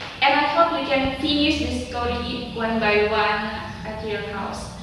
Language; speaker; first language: English; non-native, learner; Indonesian